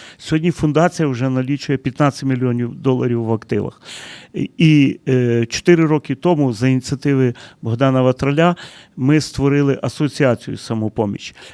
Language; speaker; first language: Ukrainian; early bilingual, heritage; Ukrainian